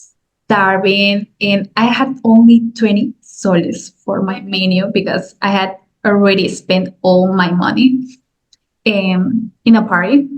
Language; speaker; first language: English; non-native, learner; Spanish